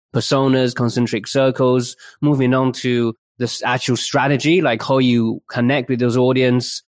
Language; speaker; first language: English; early bilingual, other home language; Chinese